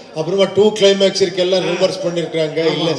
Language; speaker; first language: Tamil; non-native, learner; Kannada